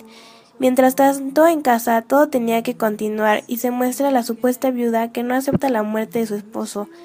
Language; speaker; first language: Spanish; native; Spanish